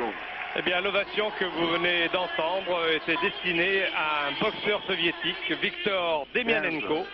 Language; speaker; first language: French; native; French